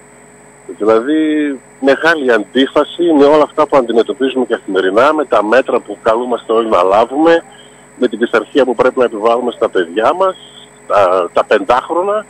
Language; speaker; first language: Greek; native; Greek